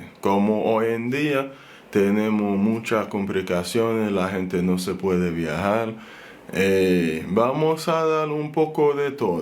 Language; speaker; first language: Spanish; non-native, fluent; Haitian Creole